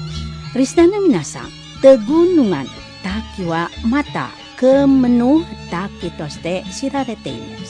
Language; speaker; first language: Japanese; non-native, learner; Indonesian